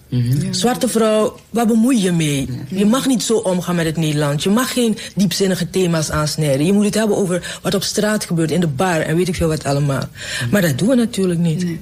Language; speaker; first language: Dutch; native; Dutch